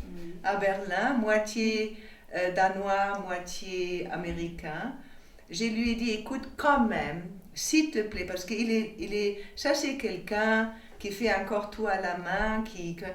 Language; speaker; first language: French; non-native, fluent; German